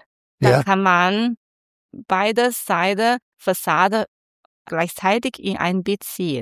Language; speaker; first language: German; non-native, learner; Chinese